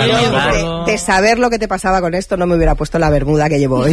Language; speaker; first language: Spanish; native; Spanish